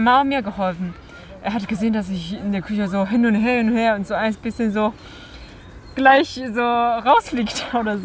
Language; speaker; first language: German; non-native, fluent; Chinese